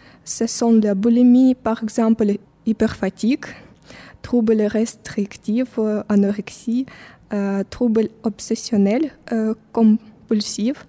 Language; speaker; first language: French; non-native, fluent; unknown